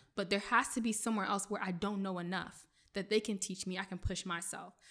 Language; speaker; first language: English; early bilingual, other home language; French